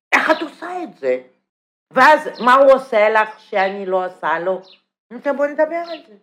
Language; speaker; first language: Hebrew; non-native, fluent; Russian